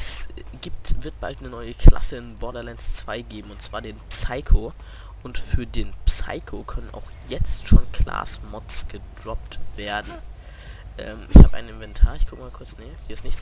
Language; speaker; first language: German; native; German